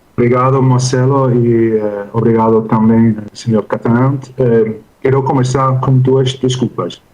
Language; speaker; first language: Portuguese; non-native, learner; English